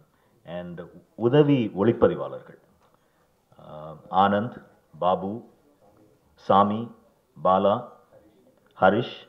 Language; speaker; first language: Tamil; native; Tamil